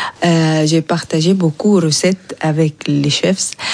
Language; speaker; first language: French; non-native, learner; Arabic